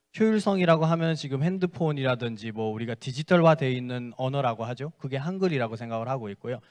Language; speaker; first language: Korean; non-native, fluent; Nepali